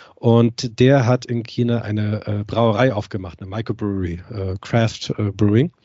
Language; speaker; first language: German; native; German